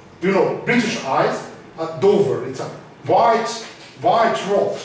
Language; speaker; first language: English; non-native, learner; Hungarian